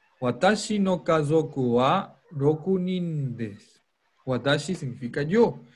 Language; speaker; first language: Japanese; non-native, fluent; Spanish